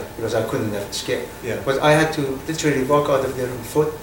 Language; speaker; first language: English; non-native, fluent; Persian